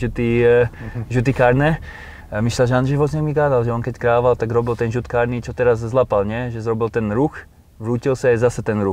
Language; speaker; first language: Polish; non-native, learner; Slovak